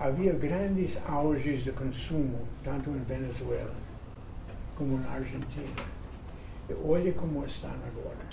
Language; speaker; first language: Portuguese; non-native, fluent; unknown